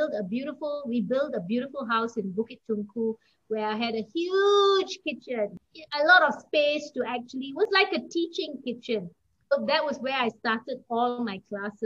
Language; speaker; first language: English; native; English